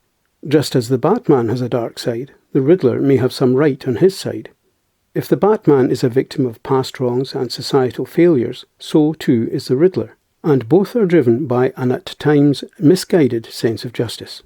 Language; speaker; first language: English; native; English